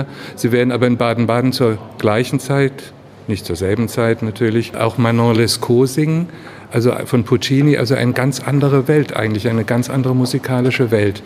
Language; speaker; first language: German; native; German